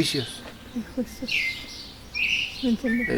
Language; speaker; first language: Spanish; non-native, learner; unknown